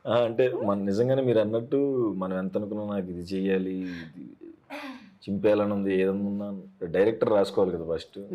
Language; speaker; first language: Telugu; native; Telugu